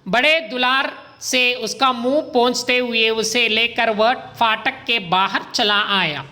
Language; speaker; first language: Hindi; non-native, local second language; Kannada